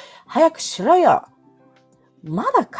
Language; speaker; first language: Filipino; native; Filipino